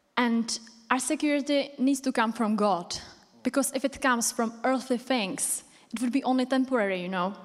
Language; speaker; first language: English; non-native, fluent; Czech